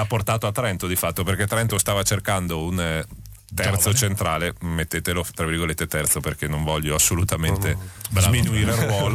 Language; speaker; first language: Italian; native; Italian